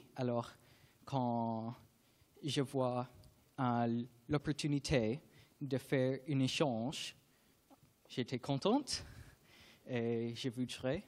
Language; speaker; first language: French; non-native, learner; English